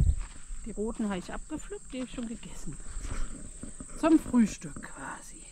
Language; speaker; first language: German; native; German